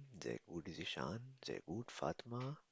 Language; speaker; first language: German; non-native, fluent; Urdu